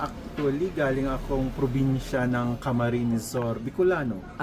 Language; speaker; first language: Filipino; non-native, local second language; Bikol